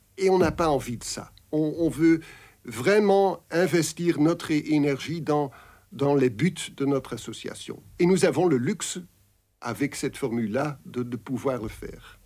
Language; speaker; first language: French; non-native, local second language; Dutch